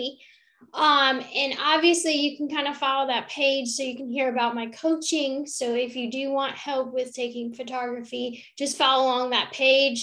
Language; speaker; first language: English; native; English